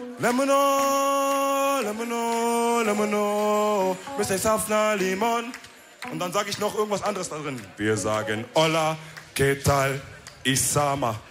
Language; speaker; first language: German; early bilingual, other home language; Wolof